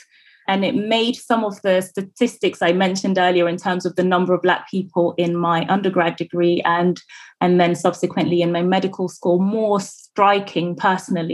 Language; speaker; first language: English; non-native, local second language; Akan